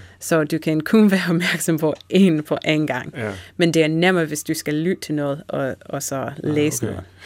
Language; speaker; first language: Danish; non-native, fluent; English